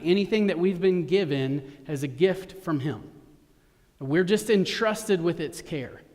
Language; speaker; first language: English; native; English